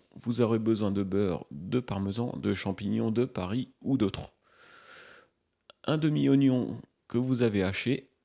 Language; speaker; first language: French; native; French